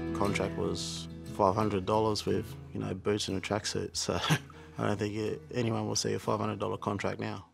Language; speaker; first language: English; native; English